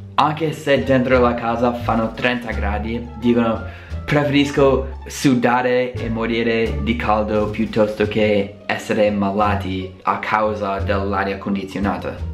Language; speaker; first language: Italian; non-native, fluent; English